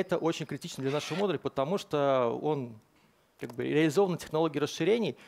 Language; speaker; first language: Russian; native; Russian